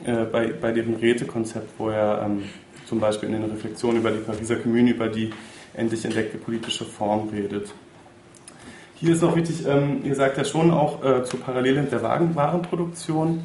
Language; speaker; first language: German; native; German